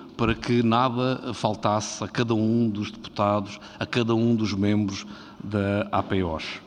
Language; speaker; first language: Portuguese; native; Portuguese